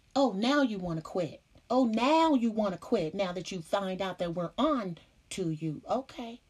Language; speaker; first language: English; native; English